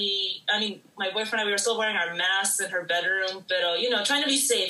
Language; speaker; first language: English; early bilingual, other home language; Spanish